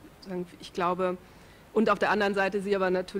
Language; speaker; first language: German; native; German